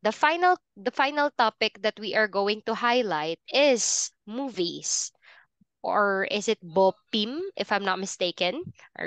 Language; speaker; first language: English; non-native, fluent; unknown